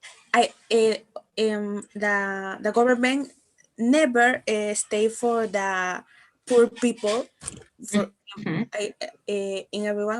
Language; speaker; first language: English; non-native, learner; Spanish